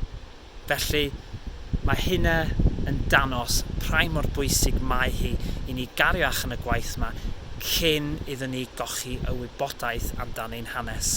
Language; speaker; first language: Welsh; native; Welsh